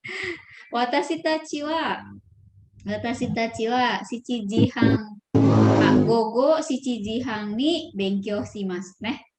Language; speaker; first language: Japanese; non-native, fluent; Indonesian